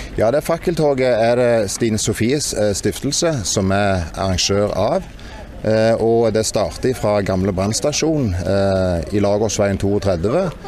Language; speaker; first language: Norwegian; native; Norwegian